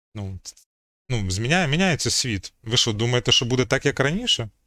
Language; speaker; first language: Ukrainian; native; Ukrainian